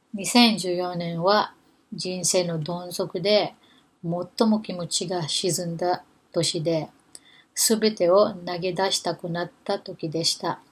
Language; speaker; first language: Japanese; non-native, fluent; Filipino